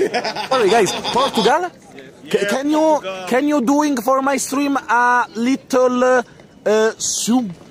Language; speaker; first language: English; non-native, learner; Italian